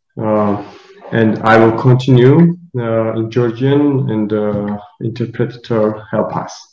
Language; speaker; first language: English; non-native, learner; Georgian